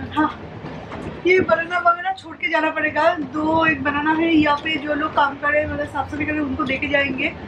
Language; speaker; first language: Hindi; non-native, local second language; Bangla